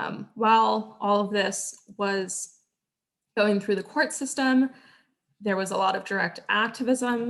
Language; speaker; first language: English; native; English